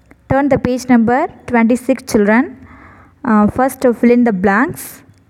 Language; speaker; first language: English; non-native, local second language; Tamil